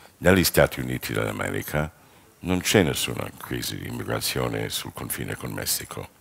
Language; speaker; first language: Italian; non-native, fluent; English